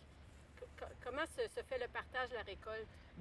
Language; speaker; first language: French; native; French